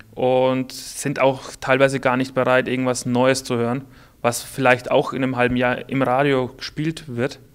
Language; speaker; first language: German; native; German